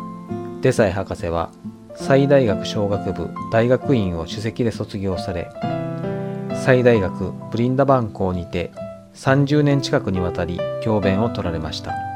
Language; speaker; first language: Japanese; native; Japanese